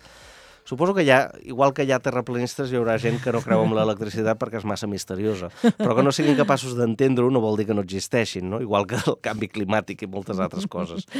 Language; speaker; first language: Catalan; native; Catalan